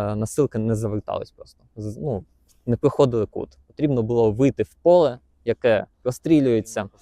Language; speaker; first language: Ukrainian; native; Ukrainian